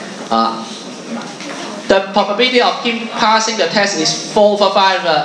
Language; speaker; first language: English; non-native, local second language; Cantonese